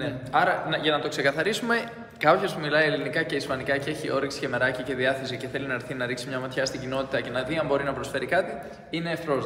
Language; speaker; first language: Greek; native; Greek